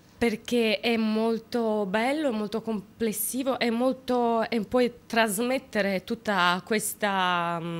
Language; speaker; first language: Italian; non-native, fluent; Romanian